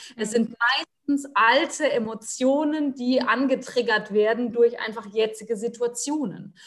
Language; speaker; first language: German; native; German